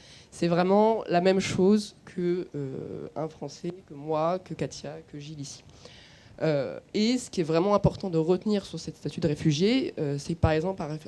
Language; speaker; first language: French; native; French